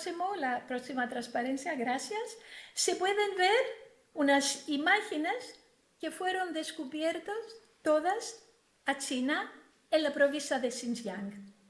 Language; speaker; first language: Spanish; non-native, fluent; Greek